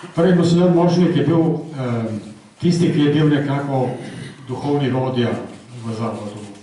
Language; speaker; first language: Slovenian; native; Slovenian